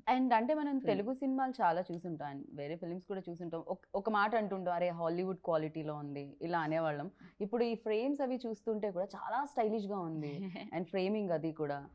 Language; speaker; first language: Telugu; native; Telugu